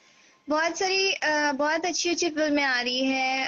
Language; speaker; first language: Hindi; native; Hindi